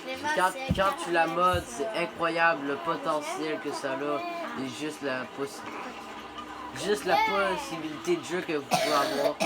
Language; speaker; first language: French; native; French